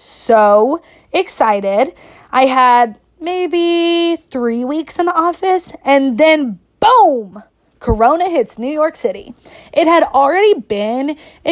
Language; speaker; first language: English; native; English